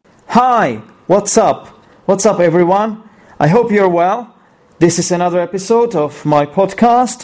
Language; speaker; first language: English; non-native, fluent; Czech